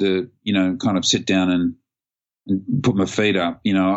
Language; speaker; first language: English; native; English